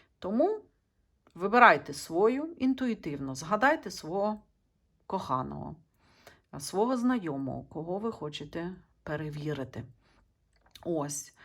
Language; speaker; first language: Ukrainian; non-native, local second language; Russian